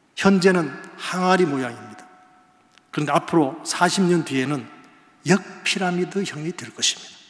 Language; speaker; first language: Korean; native; Korean